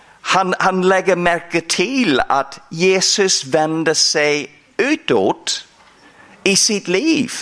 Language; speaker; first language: Swedish; non-native, fluent; English